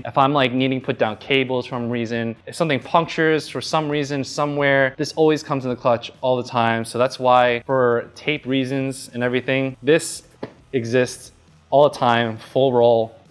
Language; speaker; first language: English; native; English